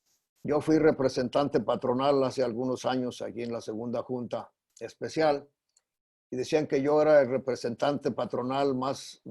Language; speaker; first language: Spanish; native; Spanish